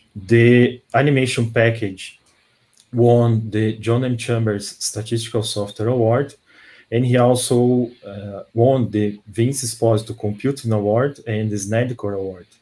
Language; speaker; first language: English; non-native, fluent; Portuguese